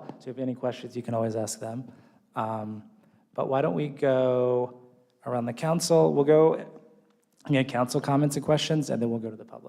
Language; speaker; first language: English; native; English